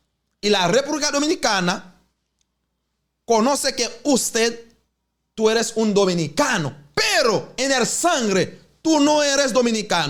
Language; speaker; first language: Spanish; non-native, learner; Haitian Creole